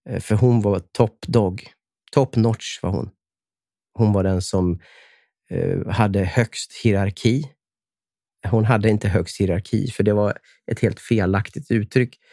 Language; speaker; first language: Swedish; native; Swedish